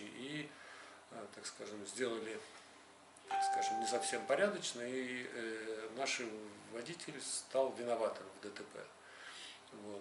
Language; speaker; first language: Russian; native; Russian